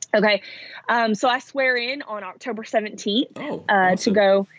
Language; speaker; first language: English; early bilingual, other home language; Italian